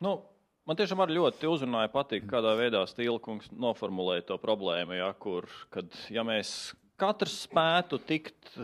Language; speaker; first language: Latvian; native; Latvian